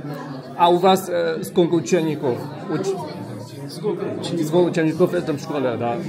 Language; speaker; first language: Russian; non-native, learner; Vietnamese